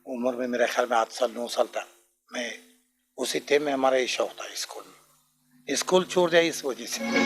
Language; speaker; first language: Hindi; non-native, learner; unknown